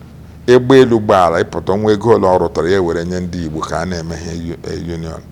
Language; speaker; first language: Igbo; native; Igbo